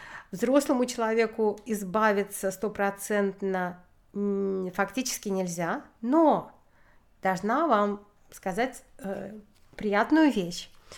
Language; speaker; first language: Russian; native; Russian